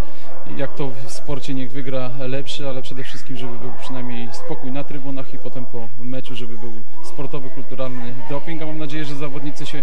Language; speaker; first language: Polish; native; Polish